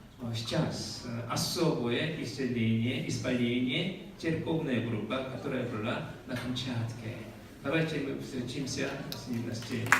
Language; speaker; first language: Russian; non-native, learner; Korean